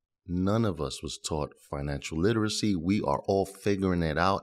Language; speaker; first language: English; early bilingual, other home language; Spanish